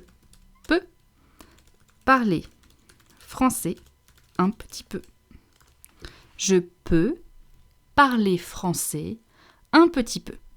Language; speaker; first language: French; non-native, fluent; English